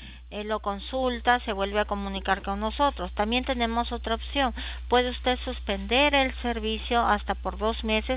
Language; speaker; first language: Spanish; native; Spanish